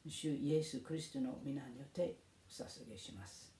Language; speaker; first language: Japanese; non-native, learner; English